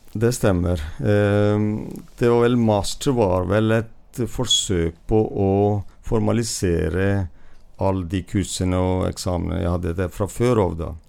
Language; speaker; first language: Norwegian; non-native, fluent; Hindi